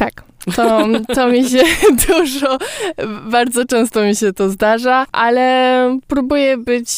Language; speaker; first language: Polish; early bilingual, heritage; Polish